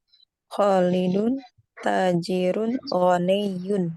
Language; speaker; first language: Arabic; non-native, learner; Indonesian